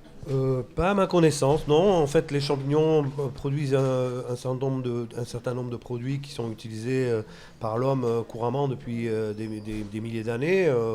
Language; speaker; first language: French; native; French